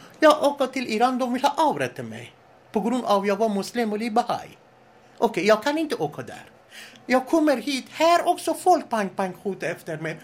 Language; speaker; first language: Swedish; non-native, fluent; Persian